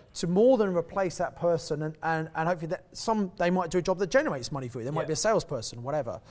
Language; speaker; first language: English; native; English